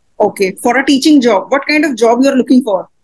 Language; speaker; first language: English; non-native, local second language; Hindi